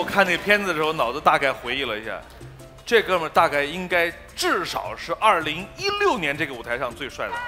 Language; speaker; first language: Chinese; native; Chinese